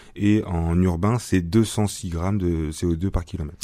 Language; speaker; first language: French; native; French